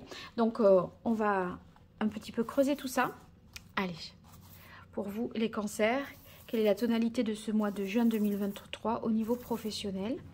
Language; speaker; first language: French; native; French